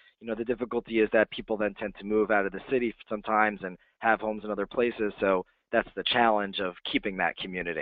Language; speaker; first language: English; native; English